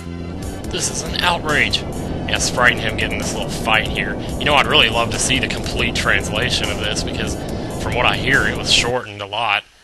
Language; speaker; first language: English; native; English